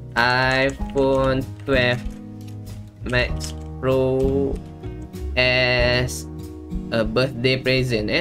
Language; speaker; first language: English; non-native, local second language; Malay